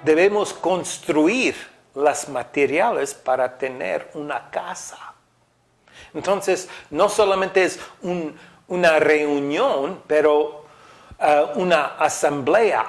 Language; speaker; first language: Spanish; non-native, fluent; English